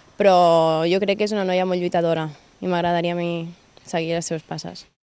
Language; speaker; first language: Catalan; native; Catalan